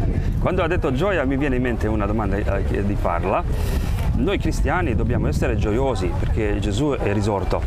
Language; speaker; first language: Italian; non-native, fluent; Croatian